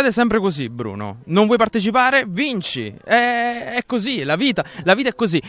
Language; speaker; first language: Italian; native; Italian